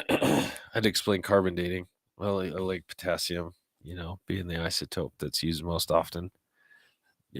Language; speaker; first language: English; native; English